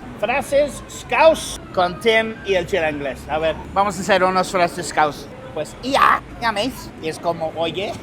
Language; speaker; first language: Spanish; non-native, fluent; English